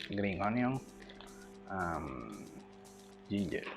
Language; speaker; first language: English; non-native, learner; Spanish